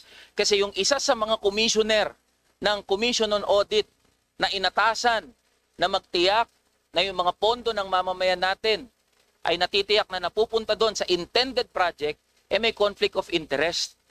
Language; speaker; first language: Filipino; native; Filipino